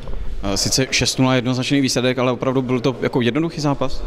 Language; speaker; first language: Czech; native; Czech